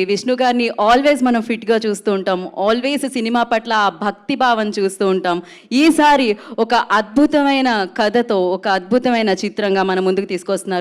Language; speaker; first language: Telugu; native; Telugu